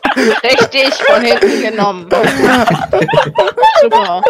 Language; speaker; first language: German; native; German